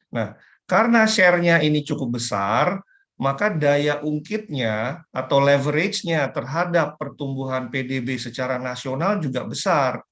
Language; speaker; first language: Indonesian; native; Indonesian